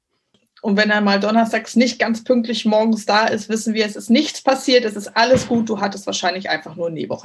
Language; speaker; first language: German; native; German